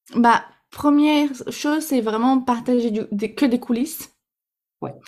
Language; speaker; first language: French; non-native, fluent; Portuguese